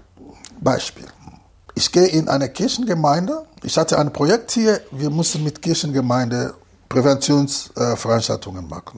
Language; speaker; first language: German; non-native, fluent; Lingala